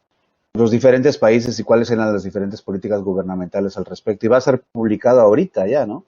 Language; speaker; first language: Spanish; native; Spanish